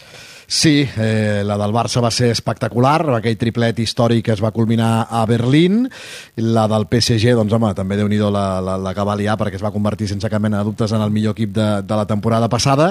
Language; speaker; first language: Catalan; native; Catalan